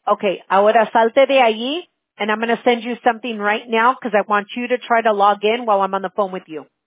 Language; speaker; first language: English; early bilingual, other home language; Spanish